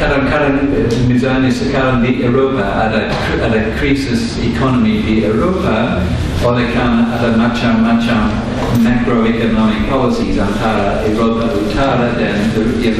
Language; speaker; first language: Indonesian; non-native, fluent; English